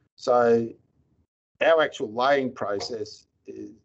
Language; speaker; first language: English; native; English